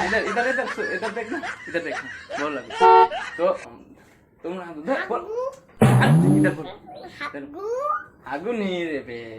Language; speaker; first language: Hindi; non-native, local second language; Bangla